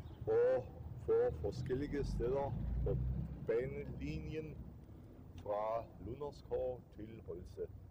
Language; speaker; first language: Danish; non-native, fluent; German